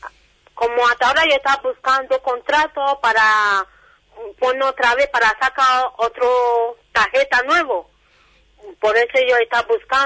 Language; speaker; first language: Spanish; non-native, learner; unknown